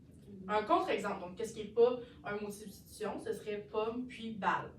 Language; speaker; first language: French; native; French